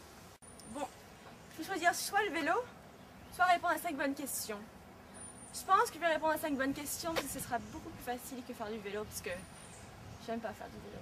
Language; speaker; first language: French; non-native, learner; English